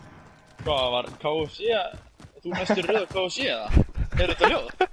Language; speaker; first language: Icelandic; native; Icelandic